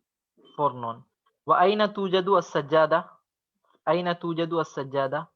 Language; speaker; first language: Arabic; non-native, fluent; Urdu